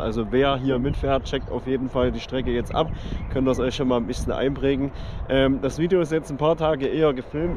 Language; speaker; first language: German; native; German